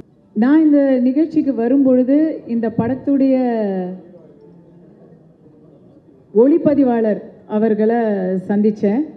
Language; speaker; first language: Tamil; native; Tamil